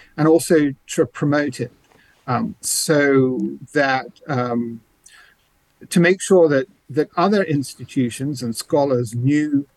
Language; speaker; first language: English; native; English